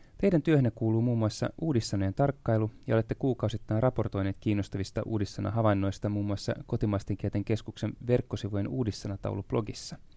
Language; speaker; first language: Finnish; native; Finnish